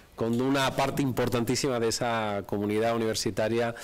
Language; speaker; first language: Spanish; native; Spanish